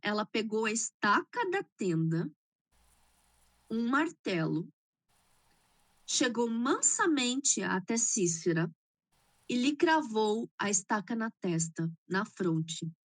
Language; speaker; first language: Portuguese; native; Portuguese